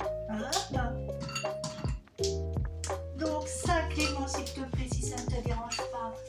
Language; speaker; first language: French; native; French